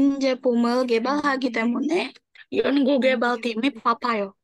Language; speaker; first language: Korean; non-native, learner; Indonesian